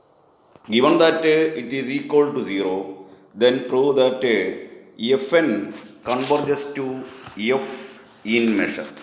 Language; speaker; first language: English; non-native, local second language; Malayalam